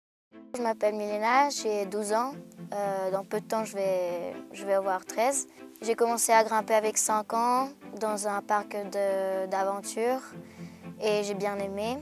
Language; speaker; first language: French; early bilingual, heritage; French